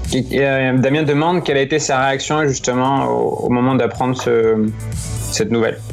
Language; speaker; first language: French; native; French